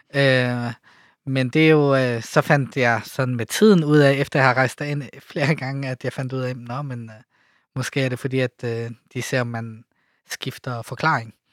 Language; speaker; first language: Danish; early bilingual, other home language; Arabic